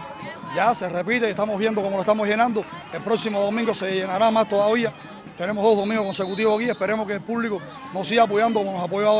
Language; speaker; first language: Spanish; native; Spanish